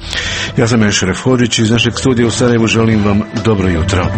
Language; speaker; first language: Croatian; native; Croatian